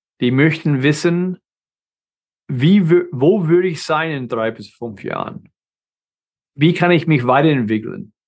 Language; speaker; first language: German; non-native, fluent; English